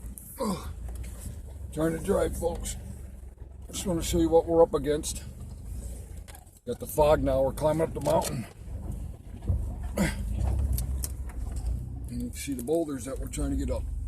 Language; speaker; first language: English; native; English